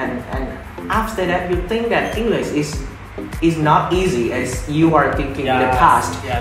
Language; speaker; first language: English; non-native, fluent; Vietnamese